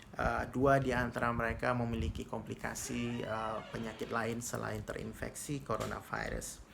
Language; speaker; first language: Indonesian; native; Indonesian